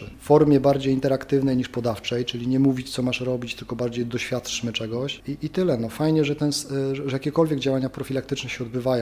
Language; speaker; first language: Polish; native; Polish